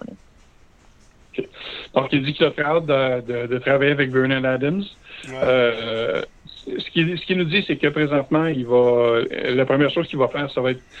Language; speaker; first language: French; native; French